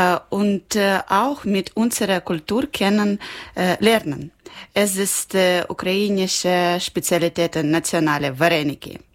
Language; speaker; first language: German; non-native, learner; Ukrainian